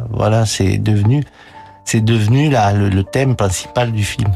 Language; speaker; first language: French; non-native, fluent; Romanian